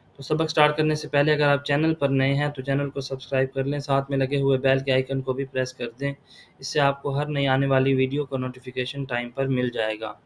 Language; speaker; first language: Urdu; native; Urdu